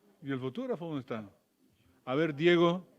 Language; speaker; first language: Spanish; native; Spanish